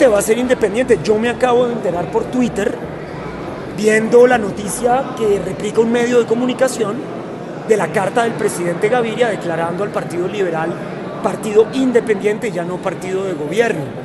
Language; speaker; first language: Spanish; native; Spanish